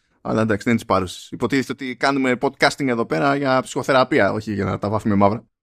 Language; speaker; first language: Greek; native; Greek